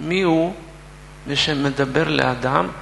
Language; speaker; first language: Hebrew; non-native, fluent; Russian